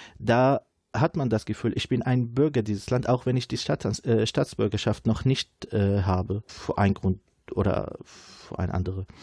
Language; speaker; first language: German; non-native, fluent; Arabic